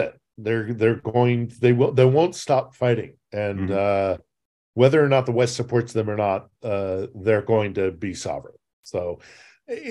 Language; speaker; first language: English; native; English